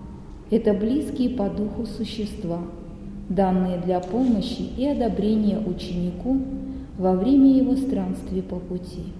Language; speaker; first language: Russian; native; Russian